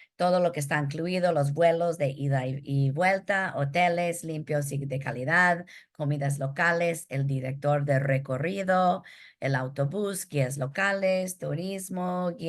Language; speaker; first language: Spanish; early bilingual, heritage; Spanish